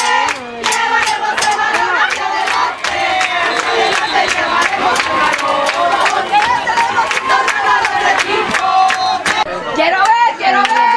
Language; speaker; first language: Spanish; native; Spanish